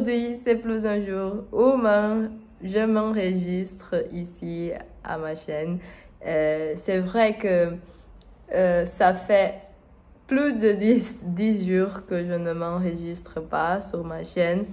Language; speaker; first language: French; non-native, learner; Portuguese